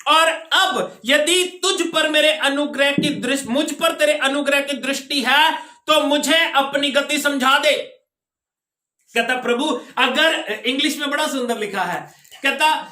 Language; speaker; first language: Hindi; non-native, local second language; Punjabi